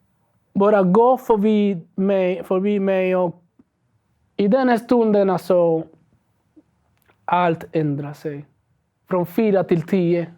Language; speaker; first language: Swedish; non-native, learner; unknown